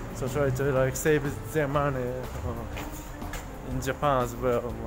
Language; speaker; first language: English; non-native, learner; Japanese